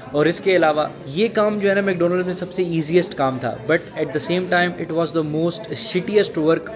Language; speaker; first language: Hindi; non-native, local second language; Punjabi